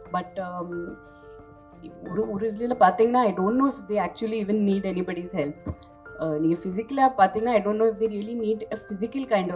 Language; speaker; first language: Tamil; non-native, fluent; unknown